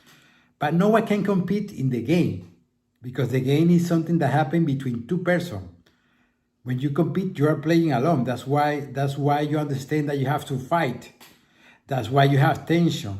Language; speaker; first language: English; non-native, fluent; Spanish